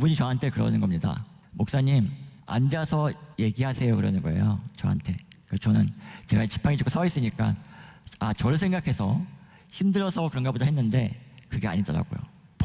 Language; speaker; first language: Korean; native; Korean